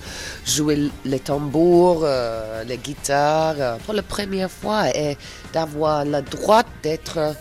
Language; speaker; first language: French; non-native, fluent; English